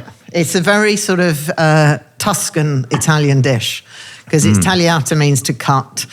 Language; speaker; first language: English; native; English